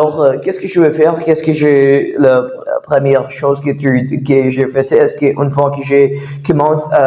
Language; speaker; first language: French; non-native, learner; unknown